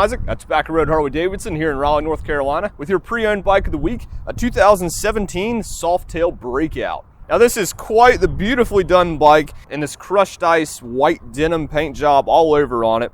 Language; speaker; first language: English; native; English